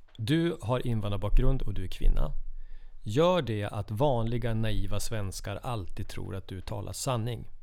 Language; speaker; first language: Swedish; native; Swedish